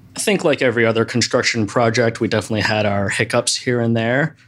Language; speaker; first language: English; native; English